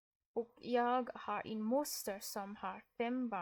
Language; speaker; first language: Swedish; non-native, learner; English